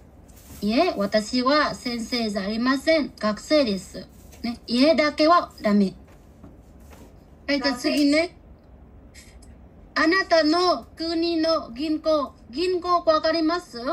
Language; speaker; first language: Japanese; non-native, fluent; Bangla